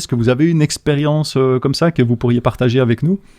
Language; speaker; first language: French; native; French